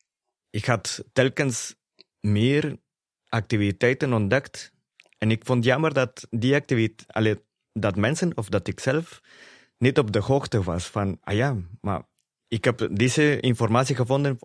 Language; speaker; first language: Dutch; non-native, fluent; Spanish